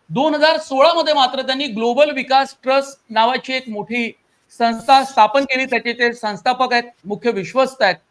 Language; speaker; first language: Marathi; native; Marathi